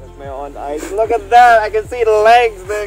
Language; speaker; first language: English; non-native, local second language; Filipino